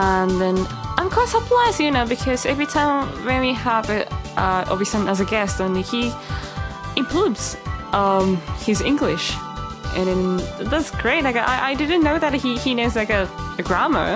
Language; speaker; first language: English; non-native, fluent; Japanese